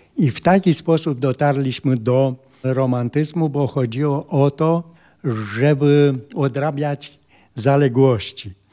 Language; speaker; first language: Polish; non-native, fluent; Romanian